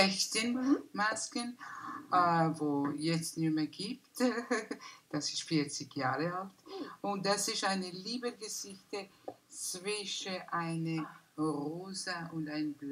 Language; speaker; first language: German; non-native, learner; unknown